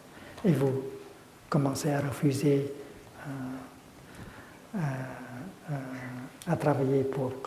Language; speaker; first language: French; non-native, fluent; Vietnamese